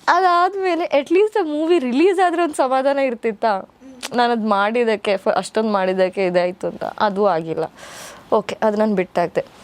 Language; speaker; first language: Kannada; non-native, local second language; Malayalam